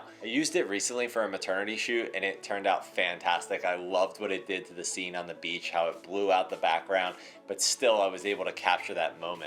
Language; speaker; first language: English; native; English